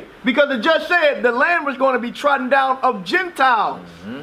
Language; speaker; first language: English; native; English